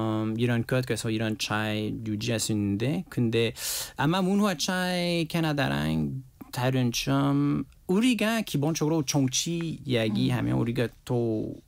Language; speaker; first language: Korean; non-native, learner; French